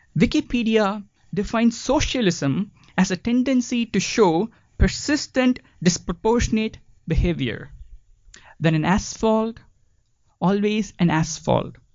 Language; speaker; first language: English; non-native, local second language; Tamil